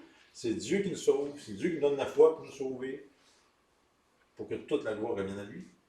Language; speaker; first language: French; native; French